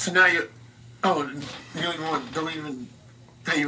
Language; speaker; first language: English; native; English